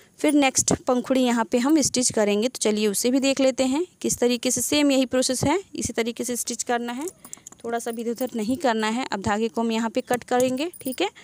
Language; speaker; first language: Hindi; native; Hindi